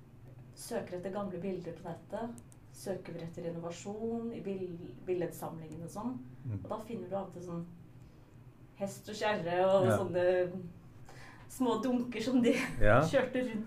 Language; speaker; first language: Norwegian; native; Norwegian